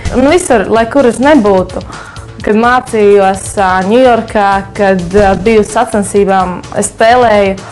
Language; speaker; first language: Latvian; non-native, local second language; Russian